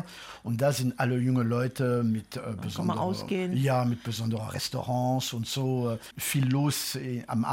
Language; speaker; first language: German; non-native, fluent; French